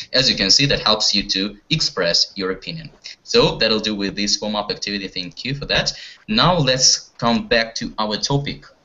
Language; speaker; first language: English; non-native, fluent; Russian